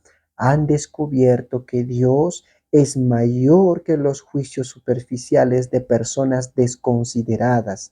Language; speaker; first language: Spanish; native; Spanish